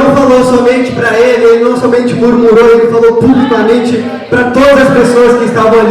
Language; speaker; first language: Portuguese; native; Portuguese